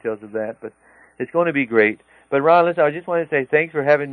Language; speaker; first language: English; native; English